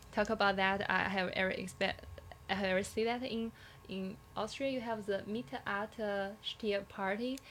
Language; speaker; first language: English; non-native, learner; Chinese